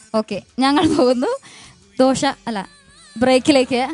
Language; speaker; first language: Malayalam; native; Malayalam